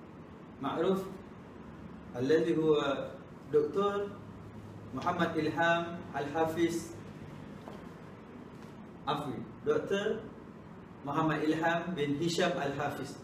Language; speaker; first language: Arabic; non-native, learner; Malay